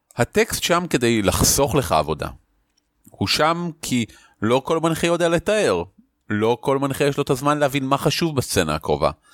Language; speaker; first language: Hebrew; native; Hebrew